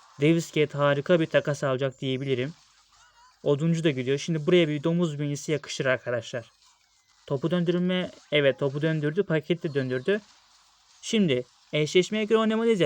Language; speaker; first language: Turkish; native; Turkish